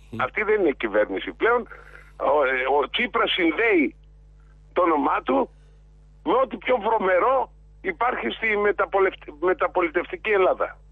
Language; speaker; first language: Greek; native; Greek